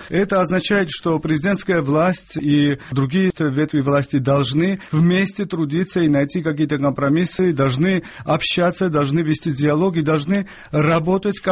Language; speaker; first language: Russian; non-native, local second language; Georgian